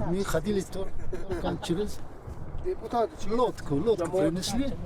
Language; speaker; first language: Russian; non-native, learner; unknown